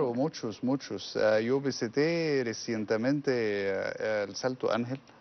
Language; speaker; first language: Spanish; non-native, learner; Arabic